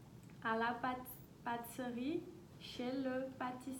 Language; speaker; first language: French; non-native, learner; Portuguese